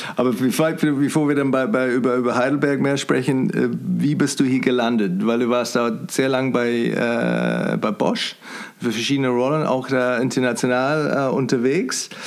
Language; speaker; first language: German; non-native, fluent; English